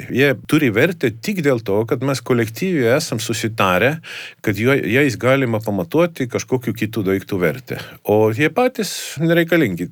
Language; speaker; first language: Lithuanian; non-native, fluent; Estonian